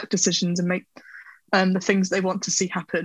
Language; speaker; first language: English; native; English